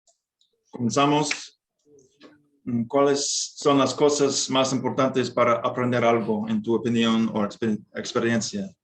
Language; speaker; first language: Spanish; non-native, fluent; English